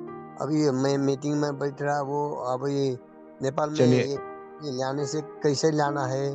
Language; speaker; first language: Hindi; non-native, learner; Nepali